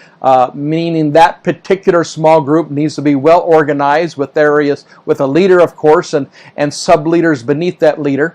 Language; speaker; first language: English; native; English